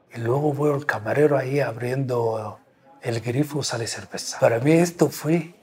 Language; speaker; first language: Spanish; non-native, fluent; Arabic